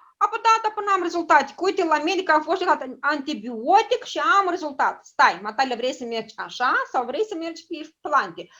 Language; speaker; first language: Romanian; native; Romanian